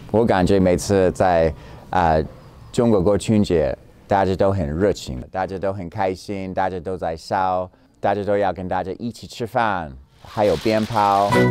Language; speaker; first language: Chinese; non-native, fluent; English